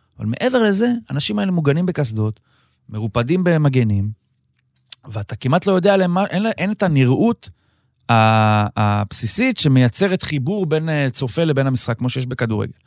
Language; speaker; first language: Hebrew; native; Hebrew